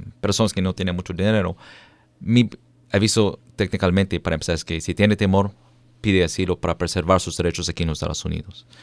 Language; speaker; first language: Spanish; non-native, fluent; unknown